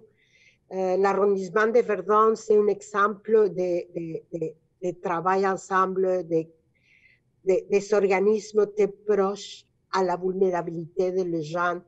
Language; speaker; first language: French; non-native, fluent; Spanish